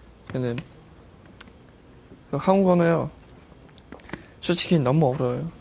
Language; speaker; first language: Korean; non-native, learner; Chinese